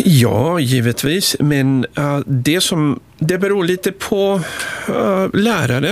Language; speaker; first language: Swedish; non-native, fluent; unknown